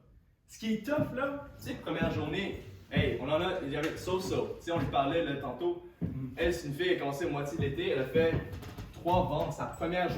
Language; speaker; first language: French; native; French